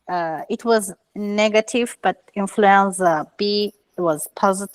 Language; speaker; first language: English; non-native, learner; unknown